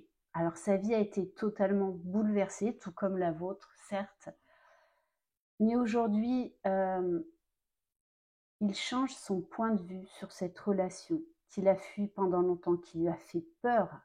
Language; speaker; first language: French; native; French